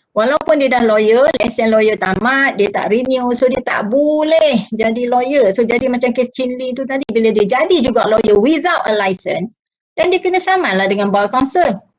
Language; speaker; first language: Malay; native; Malay